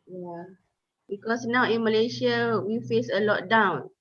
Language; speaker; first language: English; non-native, local second language; Malay